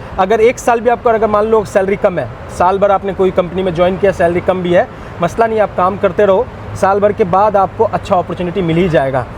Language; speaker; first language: Hindi; non-native, local second language; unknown